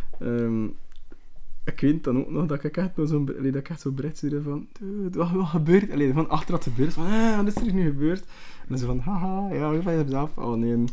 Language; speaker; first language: Dutch; native; Dutch